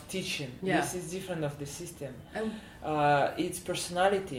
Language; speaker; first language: English; non-native, fluent; Russian